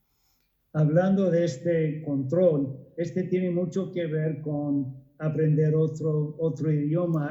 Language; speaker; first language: Spanish; non-native, fluent; English